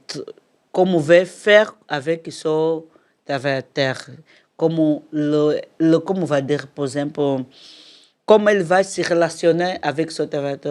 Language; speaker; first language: French; non-native, learner; Portuguese